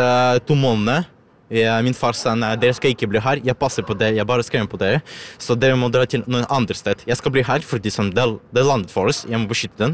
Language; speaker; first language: Norwegian; non-native, learner; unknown